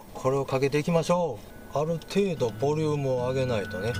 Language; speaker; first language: Japanese; native; Japanese